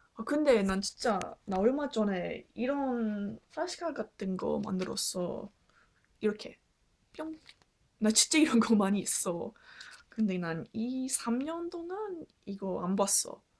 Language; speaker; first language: Korean; non-native, learner; English